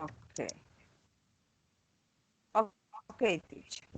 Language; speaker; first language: English; non-native, learner; Spanish